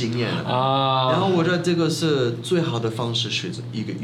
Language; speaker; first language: Chinese; non-native, fluent; French